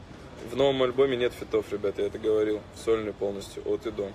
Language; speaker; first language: Russian; native; Russian